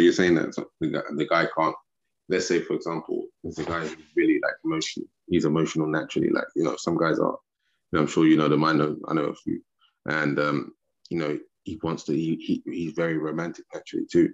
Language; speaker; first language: English; native; English